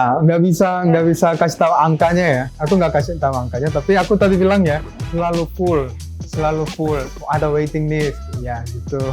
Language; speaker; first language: Indonesian; early bilingual, other home language; Korean